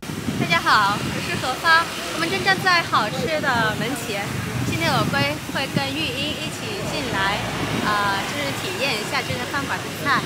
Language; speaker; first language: Chinese; non-native, fluent; Vietnamese